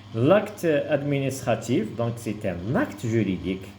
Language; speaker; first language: French; non-native, local second language; Arabic